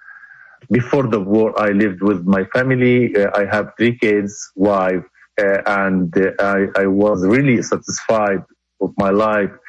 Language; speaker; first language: English; non-native, local second language; Arabic